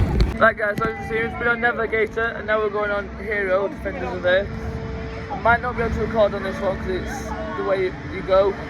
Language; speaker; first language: English; native; English